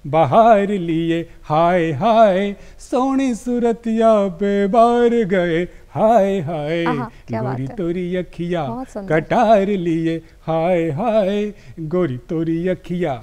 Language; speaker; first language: Hindi; native; Hindi